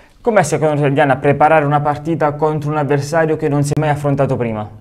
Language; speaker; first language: Italian; native; Italian